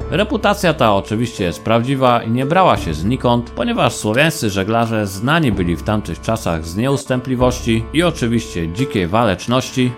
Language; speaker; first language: Polish; native; Polish